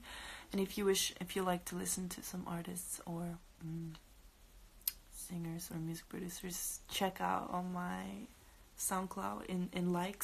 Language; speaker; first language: English; non-native, fluent; Russian